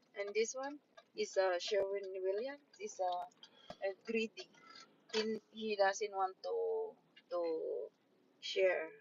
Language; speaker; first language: English; non-native, local second language; Filipino